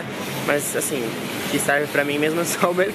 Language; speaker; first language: Portuguese; native; Portuguese